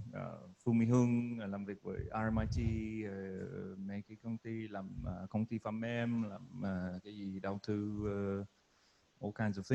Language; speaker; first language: Vietnamese; non-native, learner; English